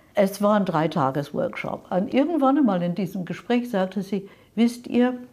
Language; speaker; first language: German; non-native, fluent; English